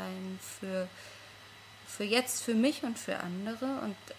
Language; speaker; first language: German; non-native, fluent; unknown